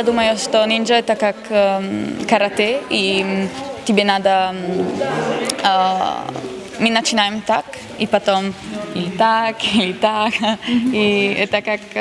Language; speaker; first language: Russian; non-native, learner; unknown